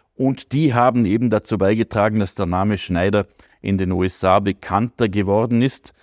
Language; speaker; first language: German; native; German